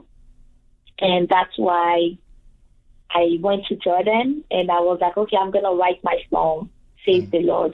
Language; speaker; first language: English; non-native, fluent; French